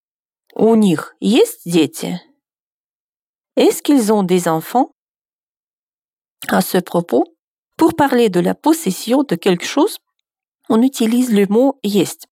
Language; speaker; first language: French; non-native, fluent; Russian